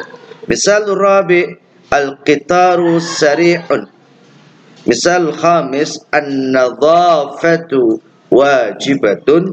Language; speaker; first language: Arabic; non-native, fluent; Indonesian